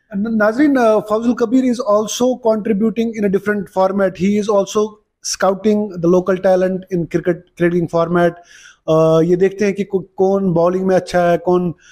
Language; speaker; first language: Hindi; non-native, local second language; Kashmiri